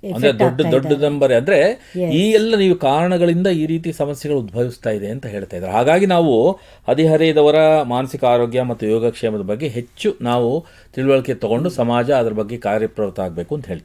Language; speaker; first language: Kannada; native; Kannada